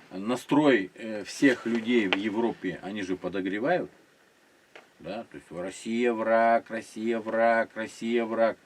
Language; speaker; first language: Russian; native; Russian